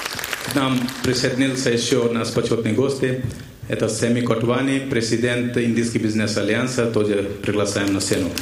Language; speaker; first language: Russian; non-native, fluent; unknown